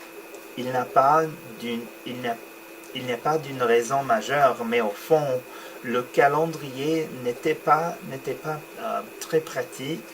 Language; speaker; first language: French; non-native, learner; English